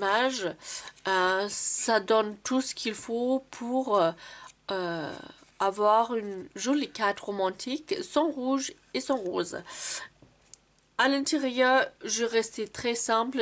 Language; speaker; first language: French; non-native, fluent; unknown